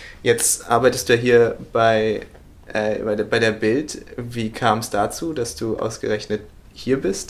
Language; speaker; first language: German; native; German